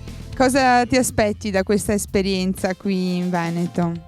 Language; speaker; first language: Italian; native; Italian